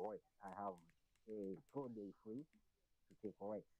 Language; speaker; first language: English; non-native, learner; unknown